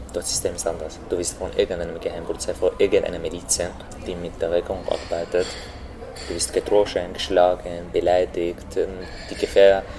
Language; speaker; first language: German; non-native, fluent; Arabic